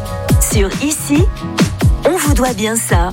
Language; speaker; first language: French; native; French